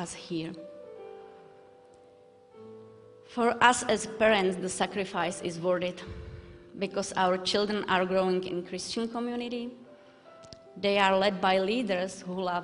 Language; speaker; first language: English; non-native, learner; Czech